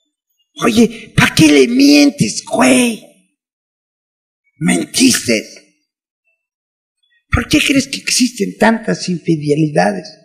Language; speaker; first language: Spanish; native; Spanish